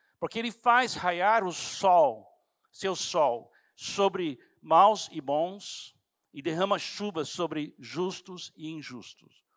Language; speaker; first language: Portuguese; non-native, fluent; English